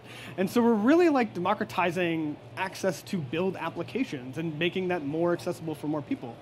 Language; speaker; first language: English; native; English